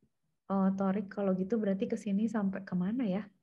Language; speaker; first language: Indonesian; native; Indonesian